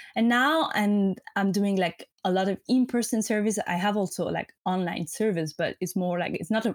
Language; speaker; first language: English; non-native, fluent; French